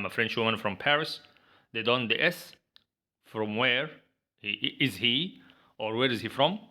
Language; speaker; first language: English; non-native, fluent; Arabic